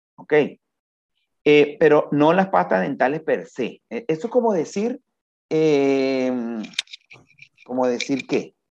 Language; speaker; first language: Spanish; native; Spanish